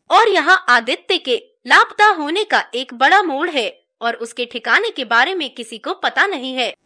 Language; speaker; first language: Hindi; native; Hindi